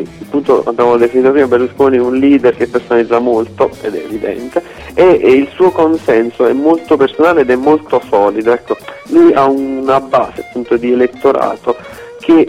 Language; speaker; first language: Italian; native; Italian